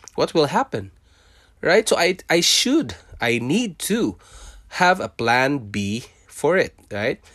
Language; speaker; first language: English; non-native, local second language; Filipino